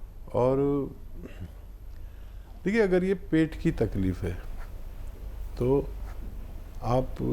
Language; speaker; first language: Hindi; native; Hindi